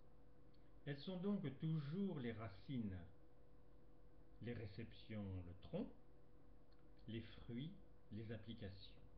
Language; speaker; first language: French; native; French